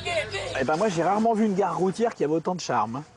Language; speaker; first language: French; native; French